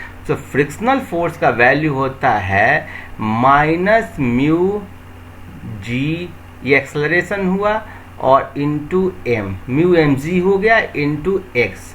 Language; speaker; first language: Hindi; native; Hindi